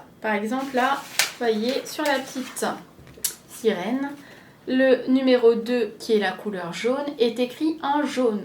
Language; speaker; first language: French; native; French